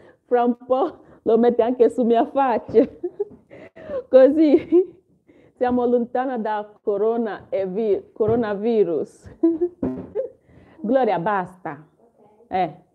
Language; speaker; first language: Italian; non-native, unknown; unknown